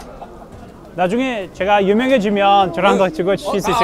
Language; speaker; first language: Korean; non-native, fluent; Russian